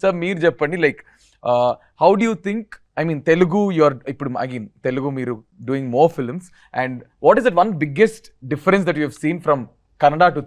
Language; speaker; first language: Telugu; native; Telugu